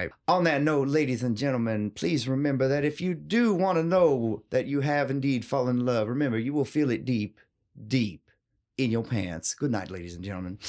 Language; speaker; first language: English; native; English